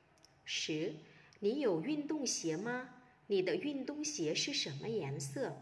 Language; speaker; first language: Chinese; non-native, fluent; Vietnamese